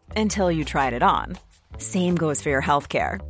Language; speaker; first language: English; native; English